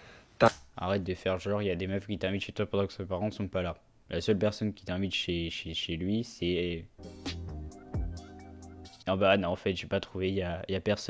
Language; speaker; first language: French; native; French